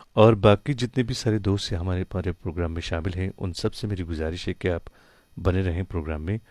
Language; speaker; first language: Hindi; non-native, local second language; Kashmiri